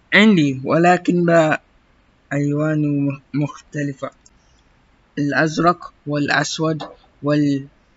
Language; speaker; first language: Arabic; non-native, learner; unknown